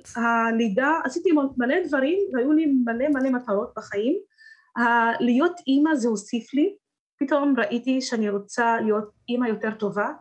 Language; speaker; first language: Hebrew; non-native, local second language; Arabic